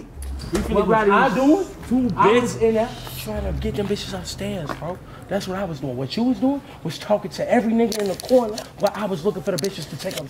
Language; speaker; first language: English; native; English